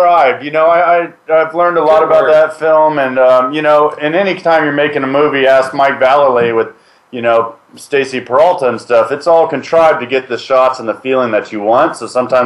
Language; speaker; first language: English; native; English